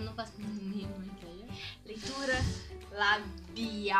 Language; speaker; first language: Portuguese; early bilingual, heritage; Portuguese